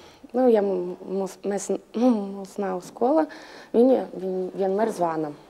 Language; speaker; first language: Latvian; non-native, local second language; Russian